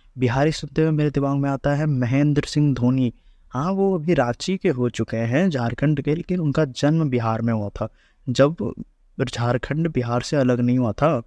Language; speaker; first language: Hindi; native; Hindi